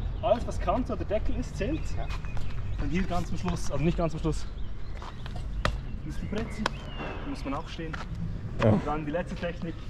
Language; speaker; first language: German; native; German